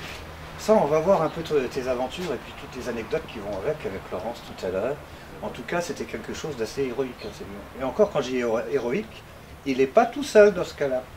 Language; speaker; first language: French; native; French